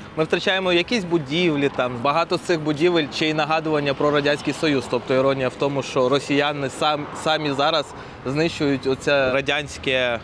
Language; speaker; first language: Ukrainian; non-native, local second language; Russian